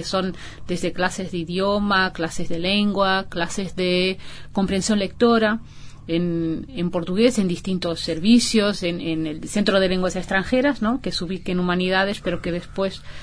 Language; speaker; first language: Spanish; non-native, fluent; Portuguese